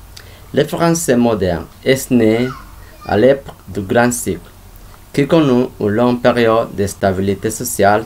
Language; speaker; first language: French; non-native, learner; Spanish